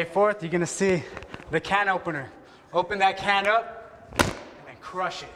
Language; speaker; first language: English; native; English